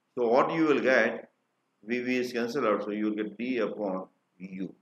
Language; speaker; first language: English; non-native, local second language; Gujarati